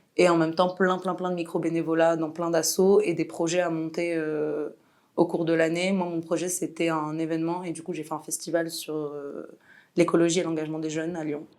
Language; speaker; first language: French; non-native, local second language; Arabic